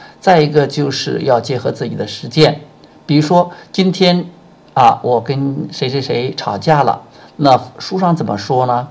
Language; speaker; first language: Chinese; native; Chinese